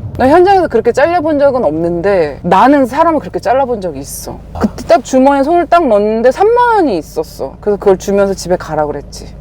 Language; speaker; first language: Korean; native; Korean